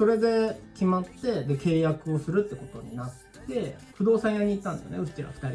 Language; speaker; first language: Japanese; native; Japanese